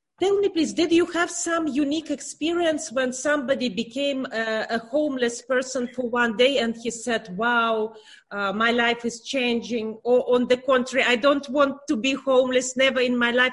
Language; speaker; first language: English; non-native, learner; Russian